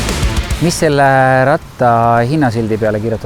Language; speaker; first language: Estonian; native; Estonian